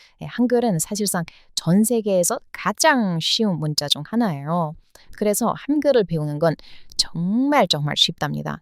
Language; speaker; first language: Korean; non-native, fluent; English